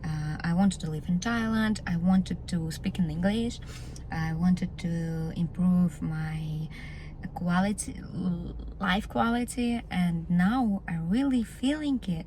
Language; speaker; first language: English; non-native, learner; Russian